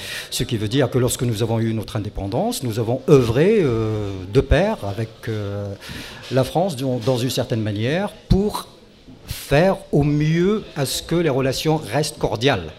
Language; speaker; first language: French; non-native, local second language; Arabic